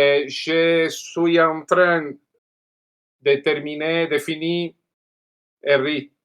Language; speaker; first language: French; non-native, learner; Italian